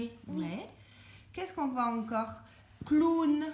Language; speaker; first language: French; native; French